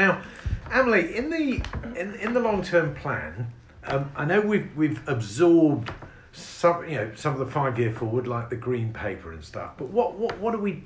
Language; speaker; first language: English; native; English